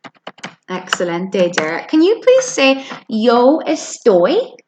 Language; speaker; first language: Spanish; non-native, fluent; English